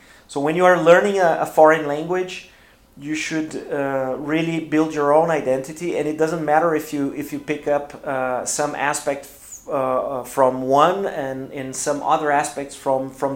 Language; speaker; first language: English; non-native, fluent; Portuguese